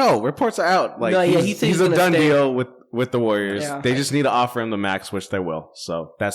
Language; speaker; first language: English; native; English